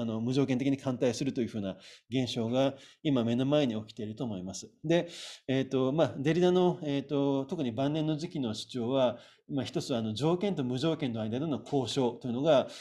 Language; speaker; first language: Japanese; native; Japanese